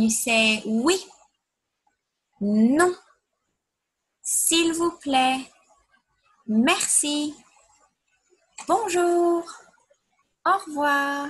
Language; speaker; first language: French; non-native, fluent; English